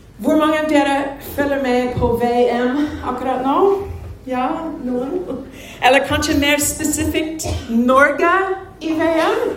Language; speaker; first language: Norwegian; non-native, fluent; English